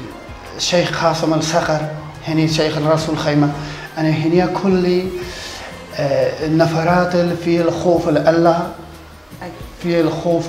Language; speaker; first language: Arabic; non-native, learner; Persian